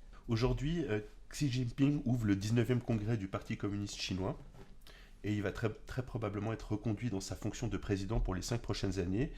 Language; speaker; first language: French; native; French